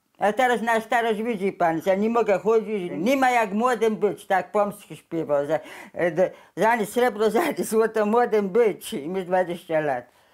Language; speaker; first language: Polish; native; Polish